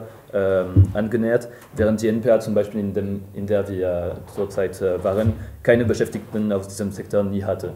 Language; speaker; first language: German; non-native, fluent; French